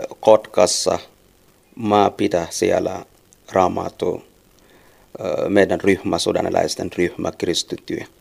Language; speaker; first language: Finnish; non-native, learner; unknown